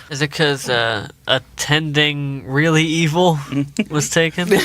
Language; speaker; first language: English; native; English